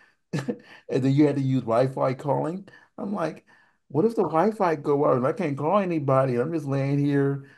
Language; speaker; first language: English; native; English